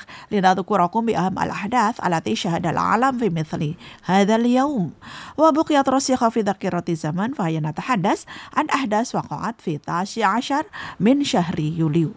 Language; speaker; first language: Arabic; non-native, fluent; Indonesian